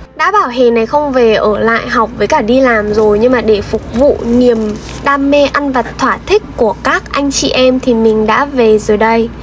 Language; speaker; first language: Vietnamese; native; Vietnamese